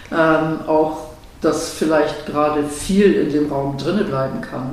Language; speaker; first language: German; native; German